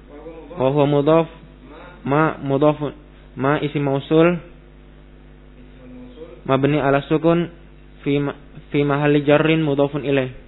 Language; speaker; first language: Arabic; non-native, learner; Indonesian